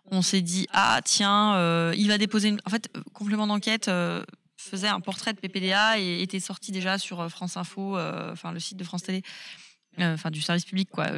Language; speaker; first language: French; native; French